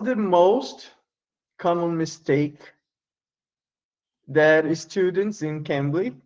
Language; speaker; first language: English; non-native, learner; Portuguese